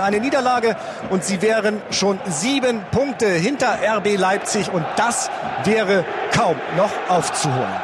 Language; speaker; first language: German; native; German